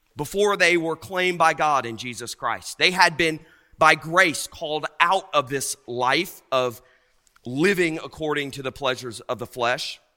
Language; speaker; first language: English; native; English